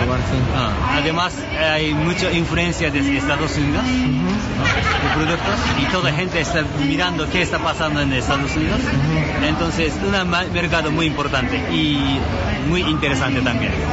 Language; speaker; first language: Spanish; non-native, learner; Japanese